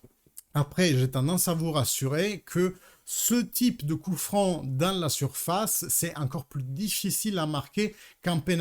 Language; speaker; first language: French; early bilingual, heritage; Italian